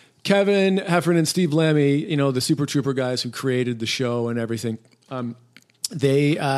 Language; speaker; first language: English; native; English